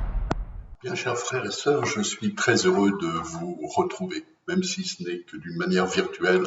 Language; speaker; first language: French; native; French